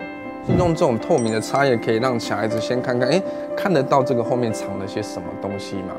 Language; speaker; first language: Chinese; native; Chinese